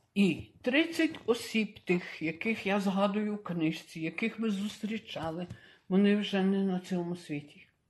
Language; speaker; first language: Ukrainian; early bilingual, heritage; Ukrainian